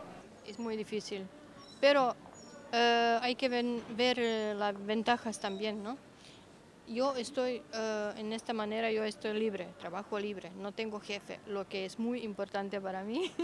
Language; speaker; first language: Spanish; non-native, fluent; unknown